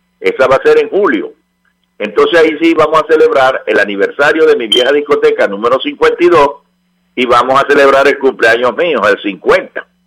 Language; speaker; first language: Spanish; native; Spanish